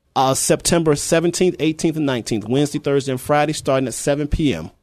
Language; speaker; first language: English; native; English